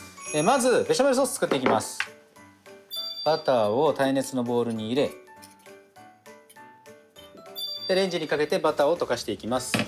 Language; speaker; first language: Japanese; native; Japanese